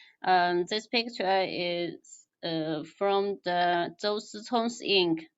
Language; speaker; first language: English; non-native, learner; Chinese